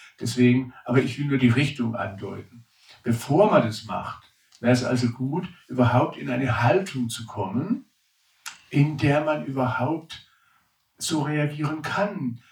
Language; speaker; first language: German; native; German